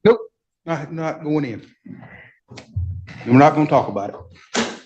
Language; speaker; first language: English; native; English